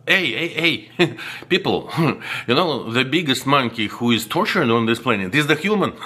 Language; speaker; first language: English; non-native, fluent; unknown